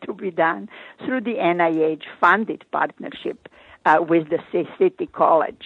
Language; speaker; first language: English; non-native, fluent; Croatian